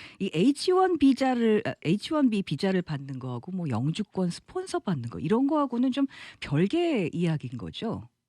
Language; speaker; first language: Korean; native; Korean